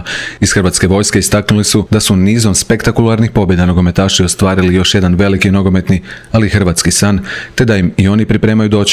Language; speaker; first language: Croatian; native; Croatian